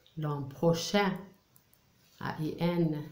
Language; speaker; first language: French; non-native, local second language; Arabic